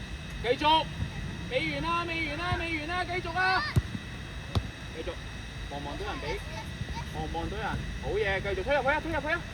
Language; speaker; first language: Cantonese; native; Cantonese